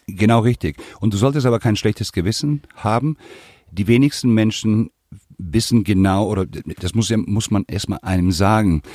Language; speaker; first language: German; non-native, fluent; Spanish